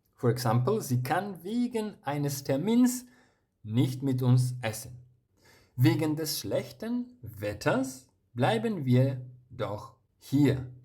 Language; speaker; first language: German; non-native, fluent; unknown